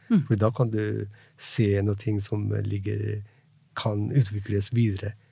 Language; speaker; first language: Norwegian; non-native, fluent; Punjabi